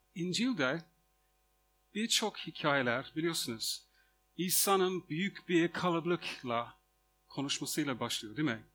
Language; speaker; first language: Turkish; non-native, fluent; English